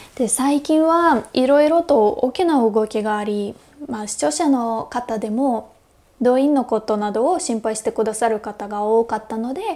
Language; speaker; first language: Japanese; non-native, fluent; Russian